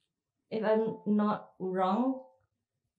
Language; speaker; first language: English; non-native, fluent; Indonesian